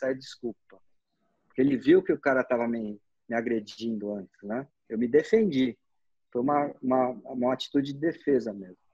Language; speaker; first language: Portuguese; native; Portuguese